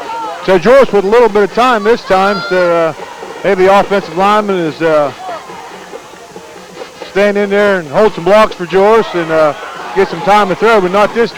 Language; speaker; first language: English; native; English